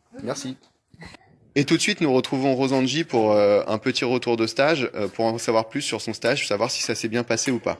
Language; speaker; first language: French; native; French